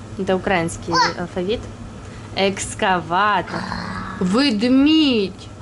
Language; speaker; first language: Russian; non-native, local second language; Ukrainian